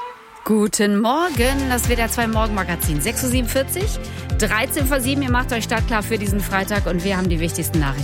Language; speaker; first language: German; native; German